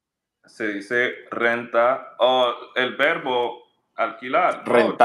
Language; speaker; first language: Spanish; non-native, learner; English